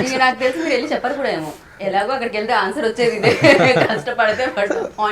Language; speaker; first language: Telugu; native; Telugu